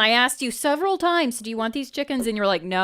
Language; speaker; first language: English; native; English